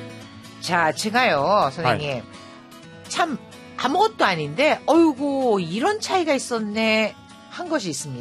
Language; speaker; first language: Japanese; non-native, fluent; Korean